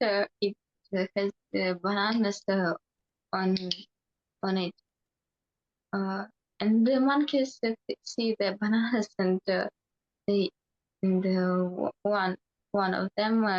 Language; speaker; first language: English; non-native, learner; Russian